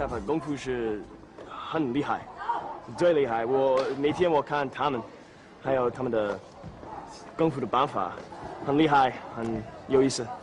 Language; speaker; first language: Chinese; non-native, learner; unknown